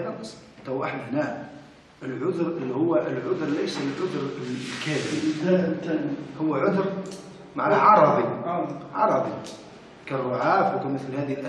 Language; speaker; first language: Arabic; native; Arabic